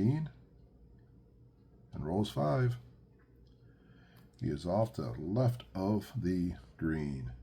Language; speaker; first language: English; native; English